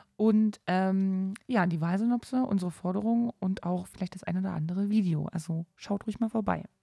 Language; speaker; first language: German; native; German